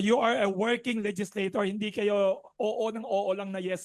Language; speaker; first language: Filipino; native; Filipino